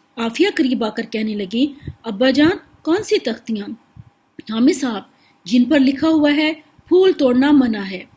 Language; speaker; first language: Urdu; native; Urdu